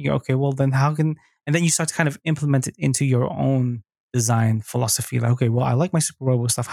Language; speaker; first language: English; non-native, local second language; Filipino